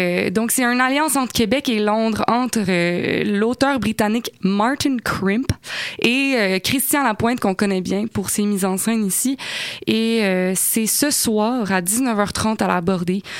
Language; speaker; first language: French; native; French